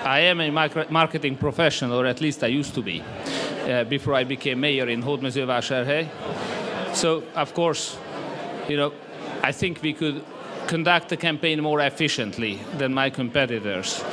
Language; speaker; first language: English; non-native, fluent; Hungarian